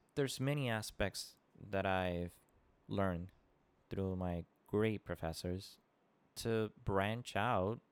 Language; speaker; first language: English; non-native, local second language; Spanish